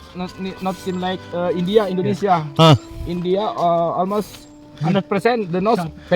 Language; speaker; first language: English; non-native, learner; Sundanese